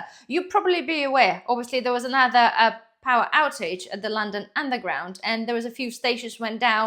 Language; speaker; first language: English; non-native, fluent; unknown